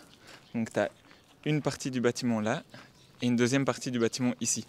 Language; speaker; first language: French; native; French